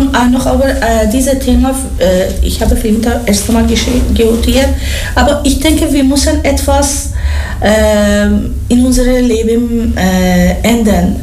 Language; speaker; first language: German; non-native, learner; Persian